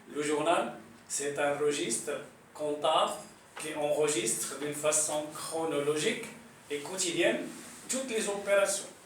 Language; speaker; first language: French; non-native, local second language; Arabic